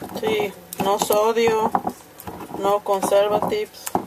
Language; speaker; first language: Spanish; native; Spanish